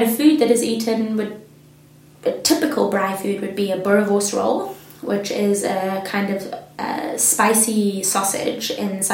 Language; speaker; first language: English; native; English